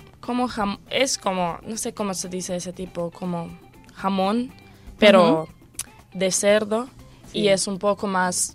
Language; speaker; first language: Spanish; non-native, learner; Croatian